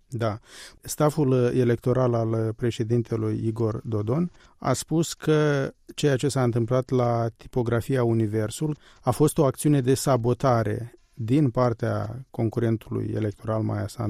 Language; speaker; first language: Romanian; native; Romanian